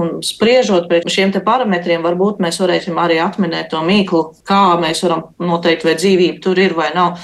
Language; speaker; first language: Latvian; native; Latvian